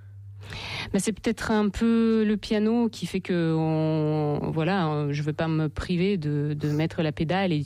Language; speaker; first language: French; non-native, fluent; Russian